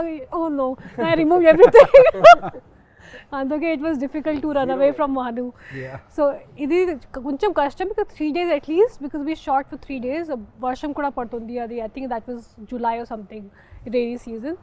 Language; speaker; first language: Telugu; non-native, local second language; Hindi